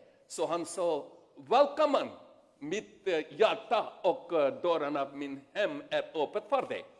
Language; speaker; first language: Swedish; non-native, learner; Urdu